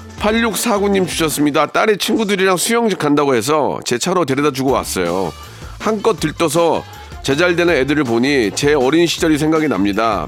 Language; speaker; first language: Korean; native; Korean